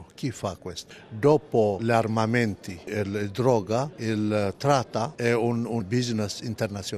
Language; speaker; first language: Italian; non-native, fluent; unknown